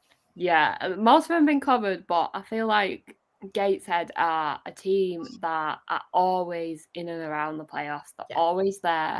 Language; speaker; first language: English; native; English